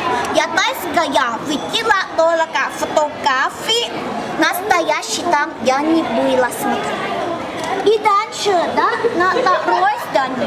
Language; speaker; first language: Russian; non-native, local second language; Thai